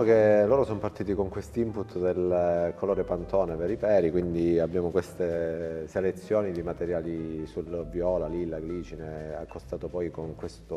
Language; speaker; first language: Italian; native; Italian